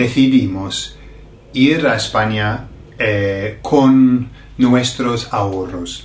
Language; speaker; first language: Spanish; non-native, fluent; English